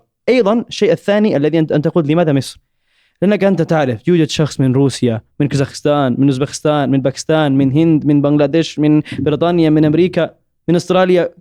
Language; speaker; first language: Arabic; non-native, learner; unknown